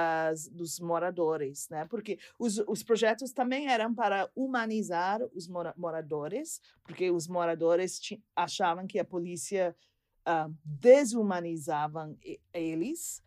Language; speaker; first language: Portuguese; non-native, fluent; English